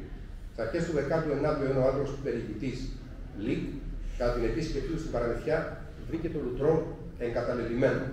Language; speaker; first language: Greek; native; Greek